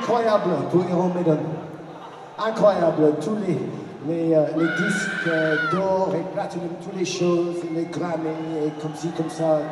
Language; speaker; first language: French; non-native, learner; English